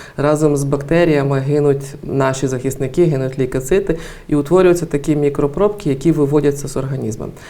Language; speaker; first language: Ukrainian; native; Ukrainian